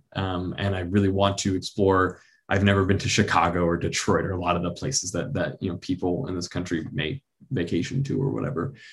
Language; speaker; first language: English; native; English